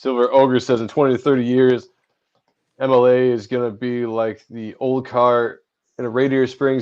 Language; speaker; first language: English; native; English